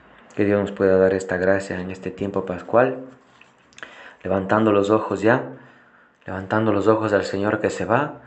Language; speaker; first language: Spanish; non-native, fluent; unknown